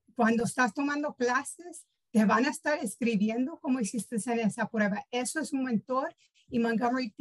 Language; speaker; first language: Spanish; early bilingual, heritage; Spanish